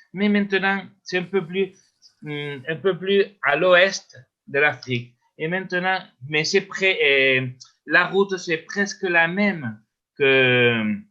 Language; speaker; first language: French; non-native, learner; Spanish